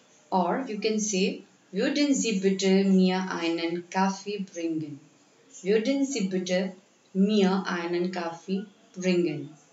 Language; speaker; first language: German; non-native, fluent; Hindi